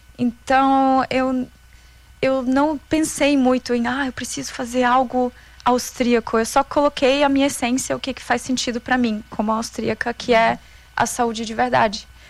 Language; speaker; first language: Portuguese; non-native, fluent; German